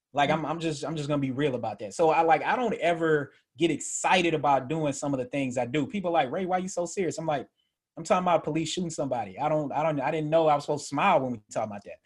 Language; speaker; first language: English; native; English